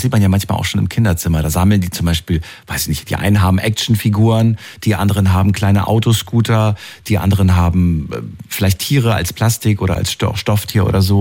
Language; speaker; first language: German; native; German